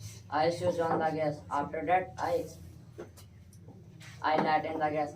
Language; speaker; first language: English; non-native, learner; Hindi